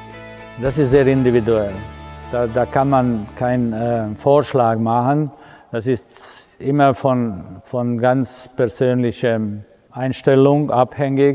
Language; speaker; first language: German; non-native, fluent; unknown